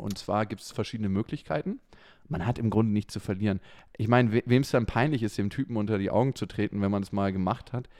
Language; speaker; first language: German; native; German